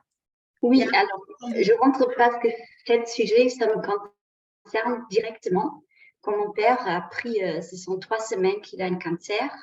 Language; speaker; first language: French; non-native, fluent; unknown